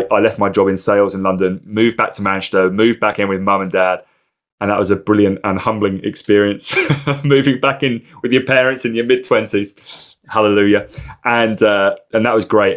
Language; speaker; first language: English; native; English